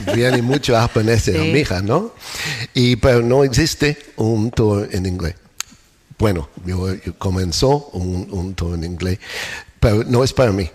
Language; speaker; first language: Spanish; non-native, learner; English